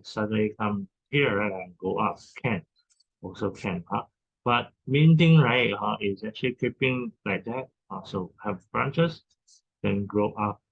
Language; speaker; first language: English; non-native, fluent; Chinese